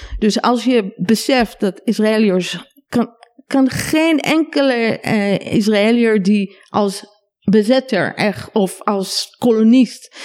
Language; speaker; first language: Dutch; non-native, fluent; Hebrew